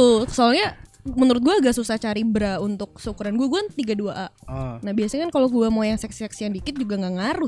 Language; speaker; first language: Indonesian; native; Indonesian